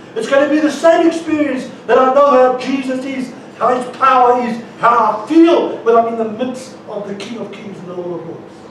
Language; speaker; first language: English; non-native, local second language; Afrikaans